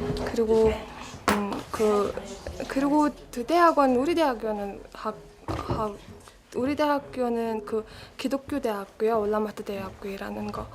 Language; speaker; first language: Korean; non-native, learner; Mongolian